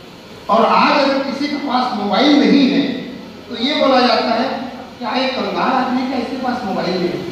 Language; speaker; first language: Hindi; native; Hindi